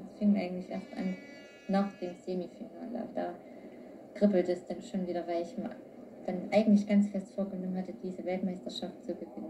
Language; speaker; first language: German; native; German